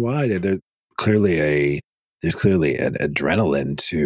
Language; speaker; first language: English; native; English